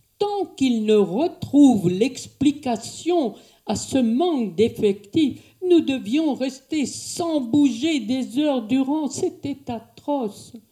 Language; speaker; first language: French; native; French